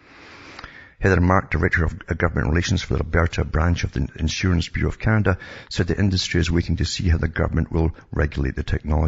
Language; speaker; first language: English; native; English